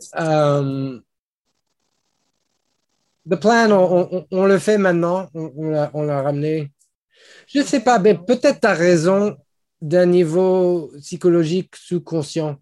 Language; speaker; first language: French; non-native, fluent; English